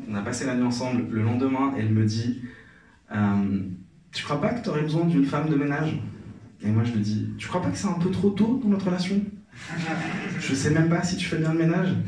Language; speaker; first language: French; non-native, local second language; Arabic